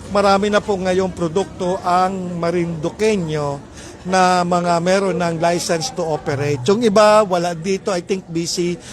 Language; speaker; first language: Filipino; native; Filipino